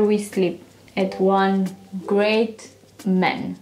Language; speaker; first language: English; non-native, learner; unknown